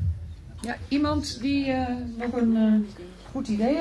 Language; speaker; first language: Dutch; native; Dutch